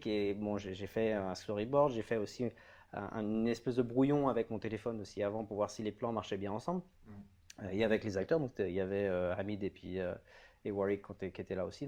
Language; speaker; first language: French; native; French